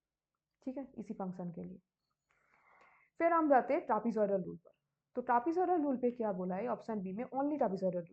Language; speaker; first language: Hindi; native; Hindi